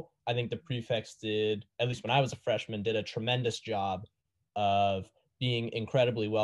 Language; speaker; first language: English; native; English